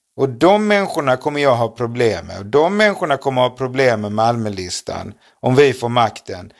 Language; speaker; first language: Swedish; native; Swedish